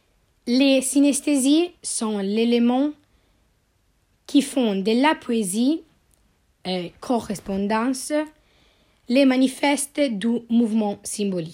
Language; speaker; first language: French; non-native, learner; Italian